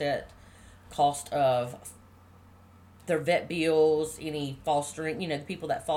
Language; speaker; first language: English; native; English